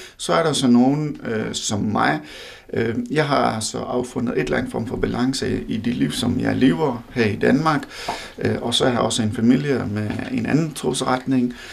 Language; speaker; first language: Danish; non-native, fluent; Hindi